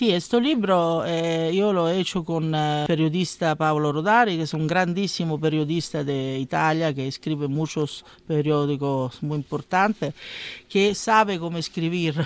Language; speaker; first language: Spanish; non-native, learner; Italian